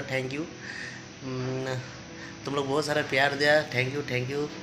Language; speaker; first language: Hindi; non-native, local second language; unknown